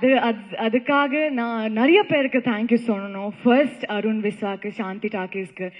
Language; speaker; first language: Tamil; non-native, learner; Kannada